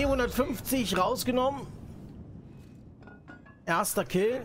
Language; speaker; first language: German; native; German